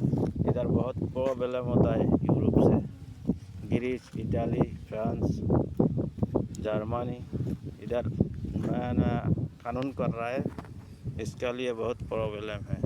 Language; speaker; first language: Hindi; non-native, learner; Bangla